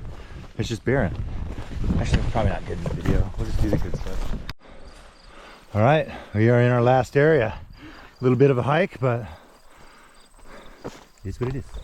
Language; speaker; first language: English; native; English